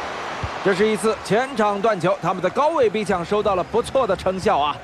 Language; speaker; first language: Chinese; native; Chinese